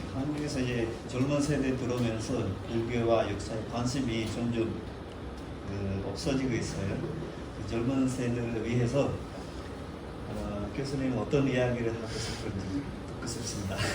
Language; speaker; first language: Korean; non-native, fluent; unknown